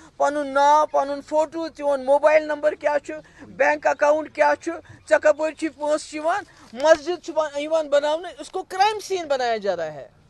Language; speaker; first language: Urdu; non-native, local second language; Kashmiri